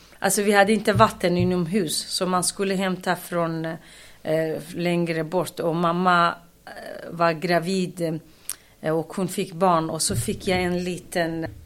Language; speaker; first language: Swedish; non-native, fluent; Kurdish